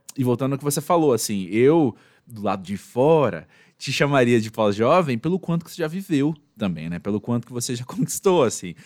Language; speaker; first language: Portuguese; native; Portuguese